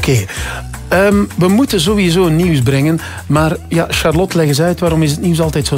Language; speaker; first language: Dutch; native; Dutch